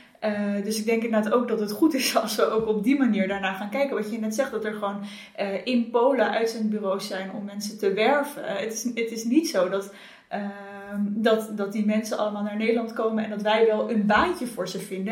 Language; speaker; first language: Dutch; native; Dutch